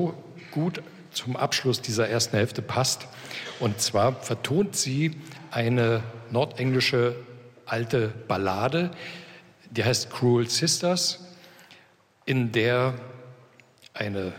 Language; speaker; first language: German; native; German